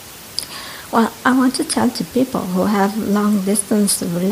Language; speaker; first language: English; non-native, fluent; Italian